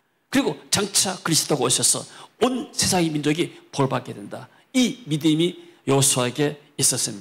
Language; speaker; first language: Korean; native; Korean